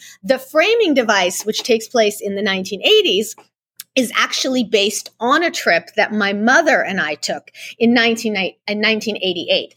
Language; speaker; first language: English; early bilingual, other home language; Russian